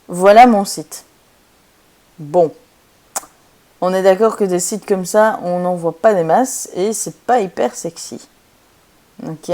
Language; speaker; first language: French; native; French